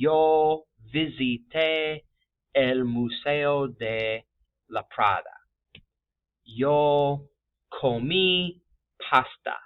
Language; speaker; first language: Spanish; non-native, fluent; English